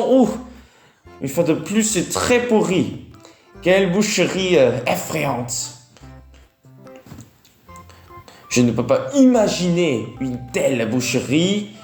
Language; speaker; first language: French; non-native, learner; Vietnamese